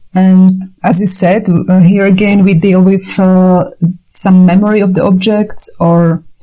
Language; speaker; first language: English; non-native, fluent; Slovak